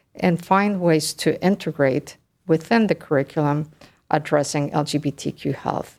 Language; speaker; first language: English; early bilingual, other home language; Spanish